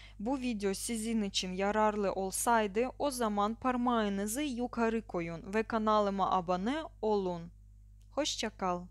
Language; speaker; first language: Turkish; non-native, learner; Russian